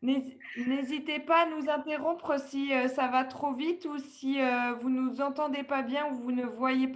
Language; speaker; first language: French; native; French